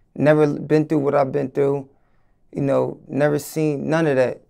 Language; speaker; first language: English; native; English